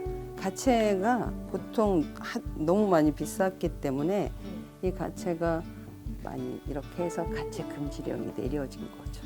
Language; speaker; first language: Korean; native; Korean